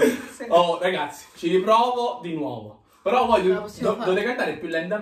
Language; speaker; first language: Italian; native; Italian